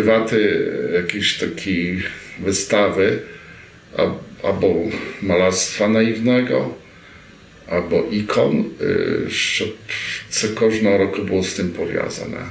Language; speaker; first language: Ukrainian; early bilingual, heritage; Rusyn